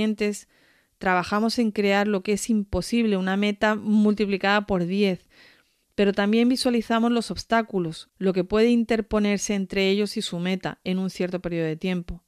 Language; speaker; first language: Spanish; native; Spanish